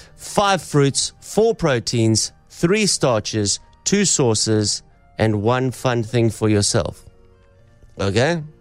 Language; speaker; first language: English; native; English